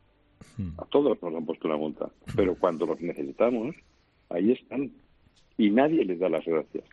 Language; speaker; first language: Spanish; non-native, local second language; Catalan